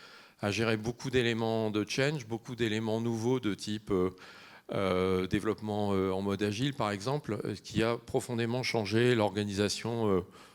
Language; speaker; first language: French; native; French